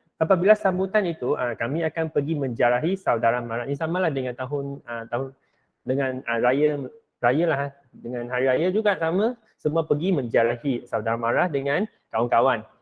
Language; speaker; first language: Malay; non-native, local second language; Min Nan Chinese